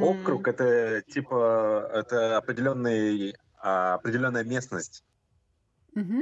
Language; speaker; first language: Russian; native; Russian